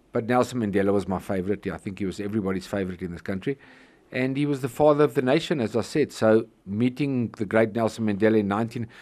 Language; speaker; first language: English; native; English